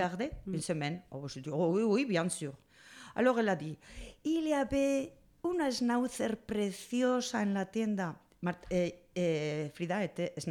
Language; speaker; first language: French; non-native, learner; Spanish